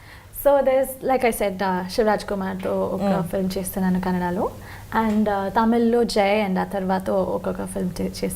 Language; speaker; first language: Telugu; non-native, local second language; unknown